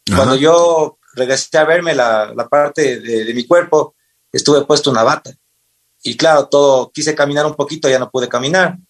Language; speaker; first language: Spanish; native; Spanish